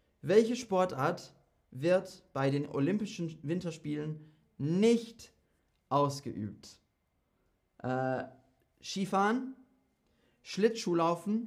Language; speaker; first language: German; non-native, fluent; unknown